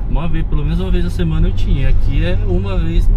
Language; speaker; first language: Portuguese; native; Portuguese